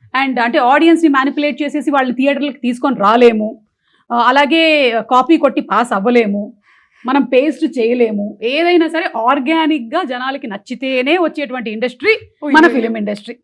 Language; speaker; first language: Telugu; native; Telugu